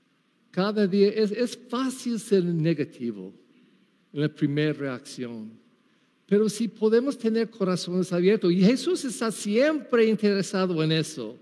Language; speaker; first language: Spanish; non-native, learner; English